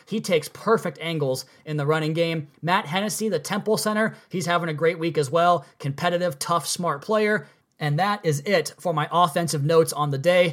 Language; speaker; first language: English; native; English